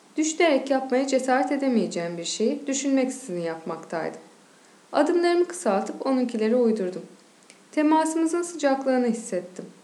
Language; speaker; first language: Turkish; native; Turkish